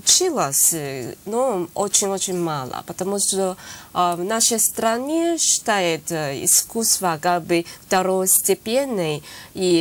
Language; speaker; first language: Russian; non-native, learner; Chinese